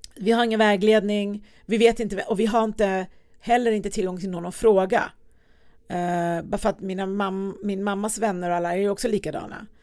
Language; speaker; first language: Swedish; early bilingual, other home language; Persian